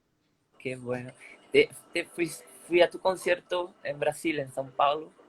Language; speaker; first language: Spanish; non-native, learner; Portuguese